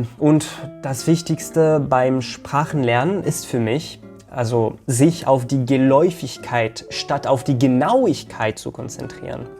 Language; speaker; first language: German; non-native, fluent; Arabic